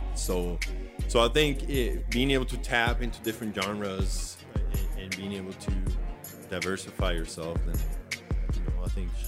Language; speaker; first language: English; early bilingual, other home language; Spanish